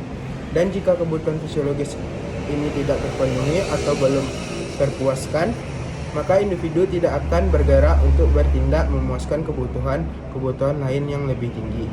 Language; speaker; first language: Indonesian; native; Indonesian